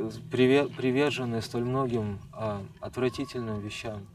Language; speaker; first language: Russian; native; Russian